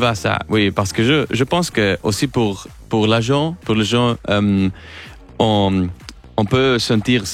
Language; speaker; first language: French; non-native, learner; Spanish